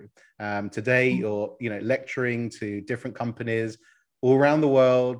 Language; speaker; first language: English; native; English